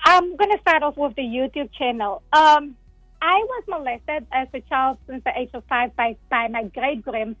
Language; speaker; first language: English; non-native, local second language; Dutch